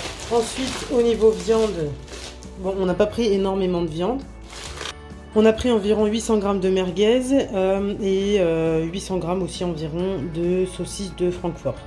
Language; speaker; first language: French; native; French